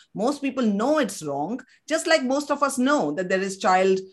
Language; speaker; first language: English; non-native, local second language; Kannada